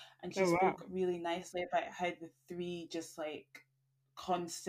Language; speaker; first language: English; native; English